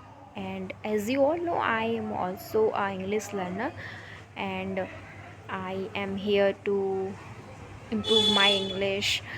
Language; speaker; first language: English; non-native, local second language; Hindi